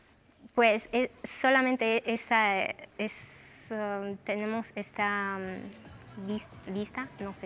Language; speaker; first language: Spanish; non-native, fluent; Romanian